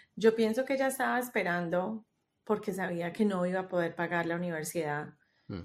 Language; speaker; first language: Spanish; native; Spanish